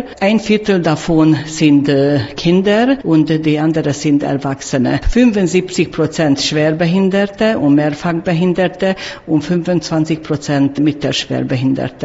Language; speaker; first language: German; non-native, learner; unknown